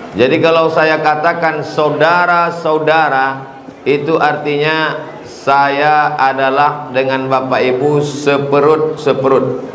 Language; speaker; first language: Indonesian; native; Indonesian